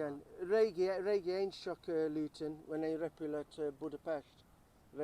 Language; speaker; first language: Hungarian; early bilingual, heritage; English